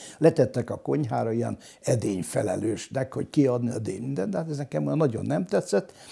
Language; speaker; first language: Hungarian; non-native, local second language; German